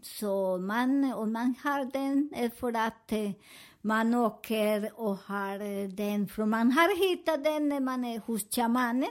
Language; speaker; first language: Swedish; non-native, learner; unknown